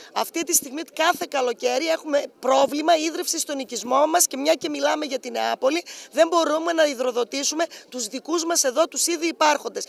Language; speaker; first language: Greek; native; Greek